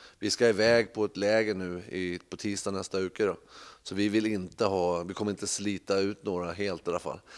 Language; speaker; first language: Swedish; native; Swedish